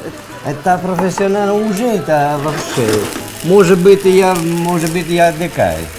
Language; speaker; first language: Russian; non-native, learner; Italian